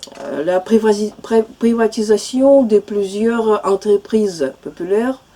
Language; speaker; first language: French; non-native, fluent; Russian